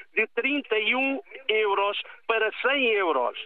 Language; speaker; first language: Portuguese; native; Portuguese